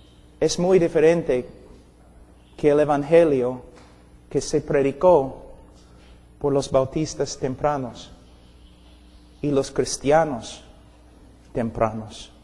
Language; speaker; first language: Spanish; non-native, fluent; English